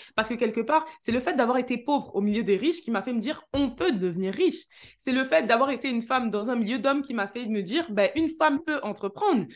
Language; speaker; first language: French; native; French